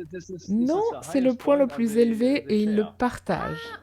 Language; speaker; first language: French; non-native, fluent; German